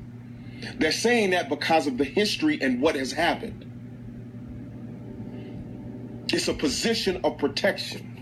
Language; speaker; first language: English; native; English